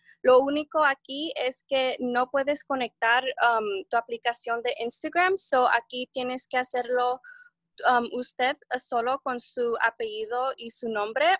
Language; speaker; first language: Spanish; early bilingual, heritage; Spanish